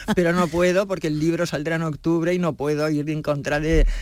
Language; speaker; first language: Spanish; native; Spanish